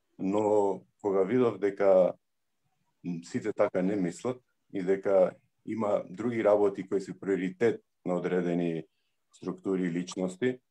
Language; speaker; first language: Macedonian; early bilingual, heritage; Macedonian